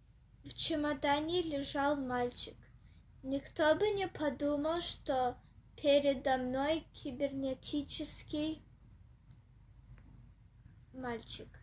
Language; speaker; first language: Russian; early bilingual, heritage; Russian